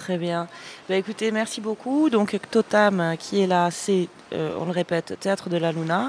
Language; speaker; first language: French; native; French